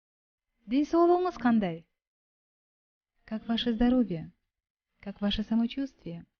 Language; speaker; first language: Russian; non-native, local second language; Kyrgyz